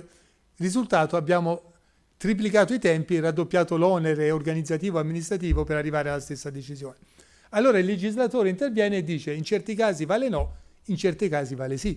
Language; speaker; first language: Italian; native; Italian